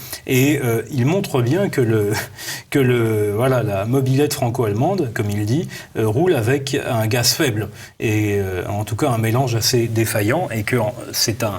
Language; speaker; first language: French; native; French